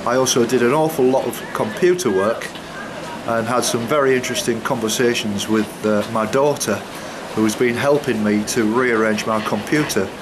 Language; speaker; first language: English; native; English